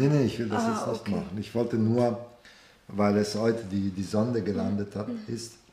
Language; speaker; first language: German; non-native, fluent; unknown